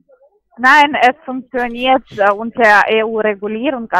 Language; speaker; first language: German; non-native, learner; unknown